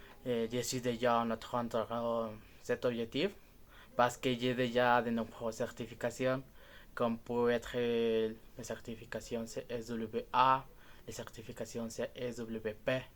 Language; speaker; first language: French; non-native, learner; Spanish